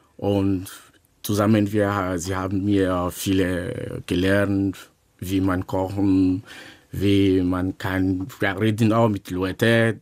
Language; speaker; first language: German; non-native, learner; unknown